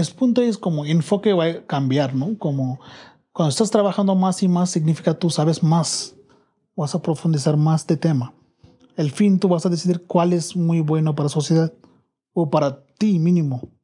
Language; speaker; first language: Spanish; non-native, fluent; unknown